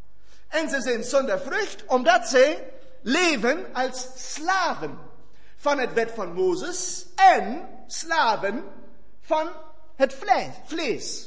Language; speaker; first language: Dutch; non-native, fluent; German